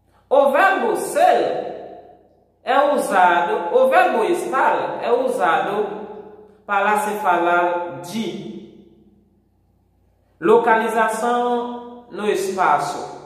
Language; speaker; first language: Portuguese; non-native, fluent; Haitian Creole